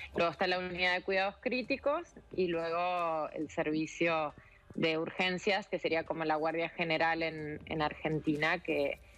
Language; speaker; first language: Spanish; native; Spanish